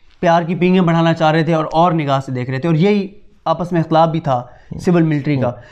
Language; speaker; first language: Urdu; non-native, local second language; Punjabi